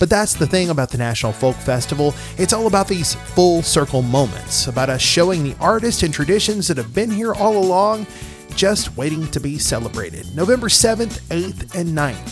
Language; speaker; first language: English; native; English